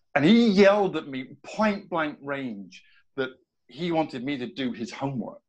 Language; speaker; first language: English; native; English